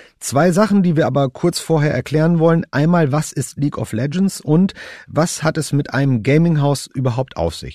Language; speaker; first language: German; native; German